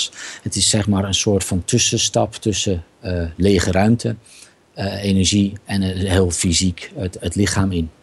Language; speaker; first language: Dutch; native; Dutch